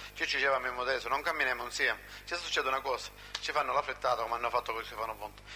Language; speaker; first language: Italian; non-native, local second language; Sicilian